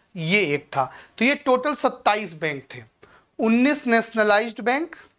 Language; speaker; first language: Hindi; native; Hindi